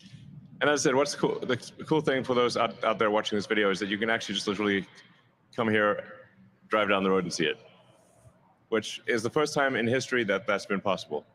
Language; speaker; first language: English; native; English